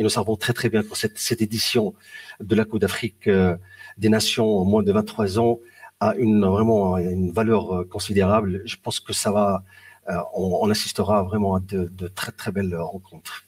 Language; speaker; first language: French; non-native, local second language; Arabic